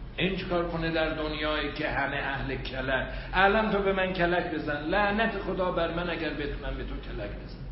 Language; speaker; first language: Persian; non-native, local second language; Azerbaijani